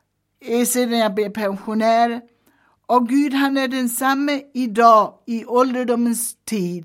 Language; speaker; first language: Swedish; early bilingual, heritage; Swedish